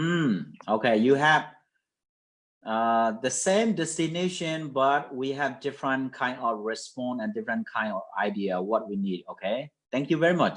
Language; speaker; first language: English; non-native, fluent; Mon